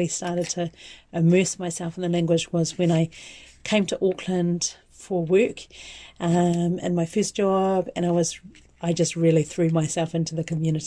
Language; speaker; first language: English; native; English